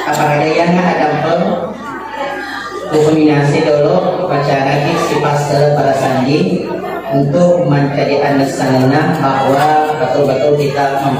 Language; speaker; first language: Indonesian; non-native, local second language; Buginese